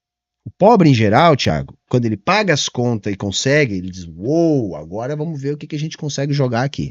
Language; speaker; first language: Portuguese; native; Portuguese